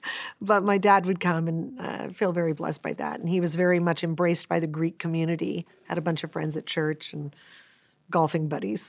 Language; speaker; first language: English; native; English